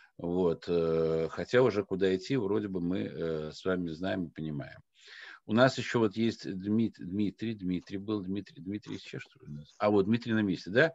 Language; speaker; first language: Russian; non-native, local second language; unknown